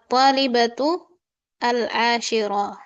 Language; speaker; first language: Arabic; non-native, fluent; Indonesian